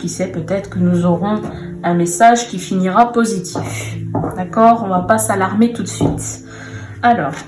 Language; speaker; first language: French; native; French